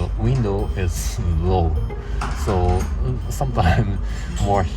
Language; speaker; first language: English; non-native, learner; Japanese